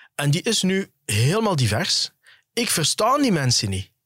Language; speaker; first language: Dutch; early bilingual, other home language; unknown